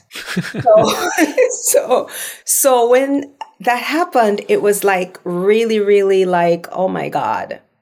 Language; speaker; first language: English; non-native, local second language; Jamaican Creole English